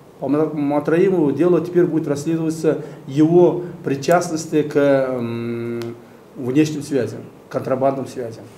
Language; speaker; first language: Russian; non-native, local second language; Kyrgyz